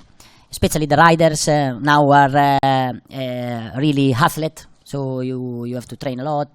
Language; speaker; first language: English; non-native, fluent; Italian